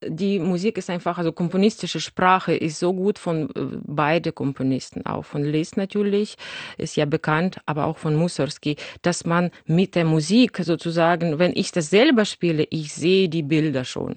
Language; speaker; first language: German; non-native, fluent; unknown